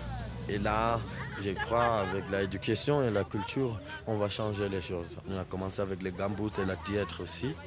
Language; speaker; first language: French; non-native, fluent; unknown